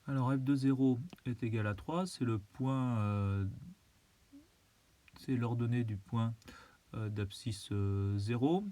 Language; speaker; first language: French; native; French